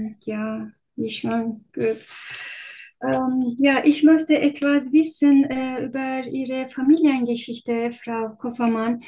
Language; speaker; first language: German; non-native, learner; Turkish